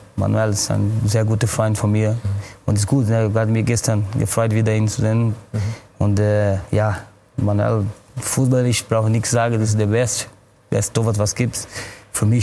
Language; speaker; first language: German; non-native, fluent; Portuguese